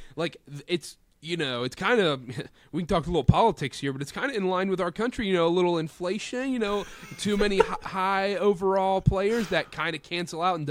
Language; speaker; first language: English; native; English